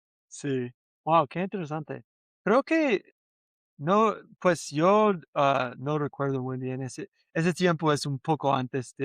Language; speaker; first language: Spanish; non-native, learner; English